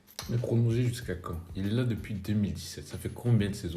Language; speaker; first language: French; native; French